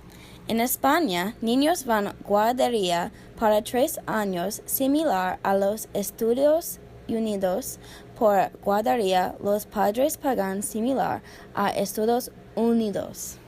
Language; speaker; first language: Spanish; non-native, learner; English